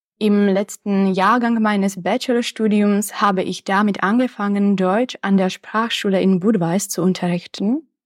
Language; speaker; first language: German; non-native, fluent; Czech